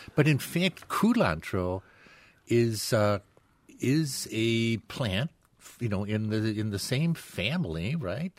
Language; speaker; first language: English; native; English